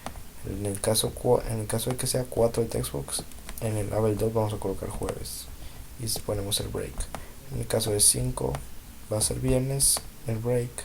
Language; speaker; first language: Spanish; native; Spanish